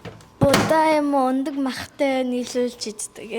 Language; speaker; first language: Mongolian; early bilingual, heritage; Mongolian